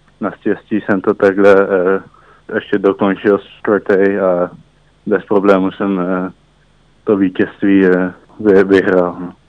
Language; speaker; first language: Czech; early bilingual, heritage; Czech